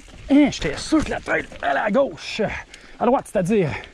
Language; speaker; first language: French; native; French